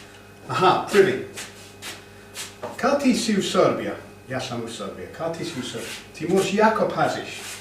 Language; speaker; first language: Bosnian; non-native, learner; English